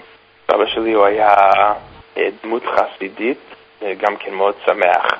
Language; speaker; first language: Hebrew; non-native, fluent; English